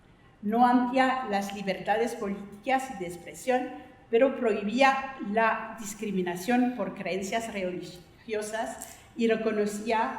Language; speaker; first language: Spanish; non-native, fluent; French